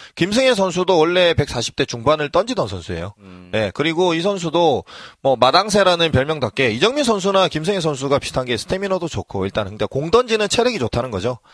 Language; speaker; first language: Korean; native; Korean